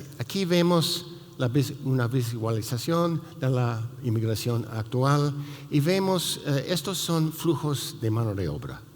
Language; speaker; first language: Spanish; non-native, fluent; English